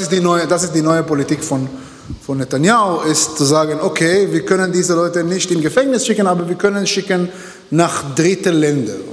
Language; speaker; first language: German; non-native, learner; Hebrew